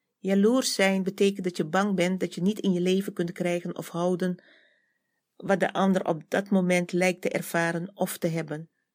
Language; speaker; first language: Dutch; native; Dutch